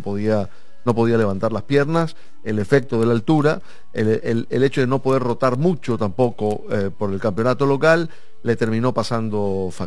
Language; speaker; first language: Spanish; native; Spanish